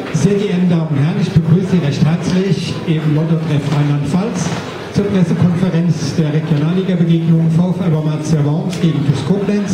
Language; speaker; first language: German; native; German